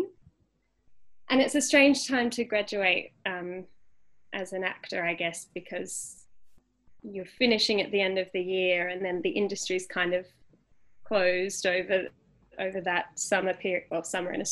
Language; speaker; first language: English; native; English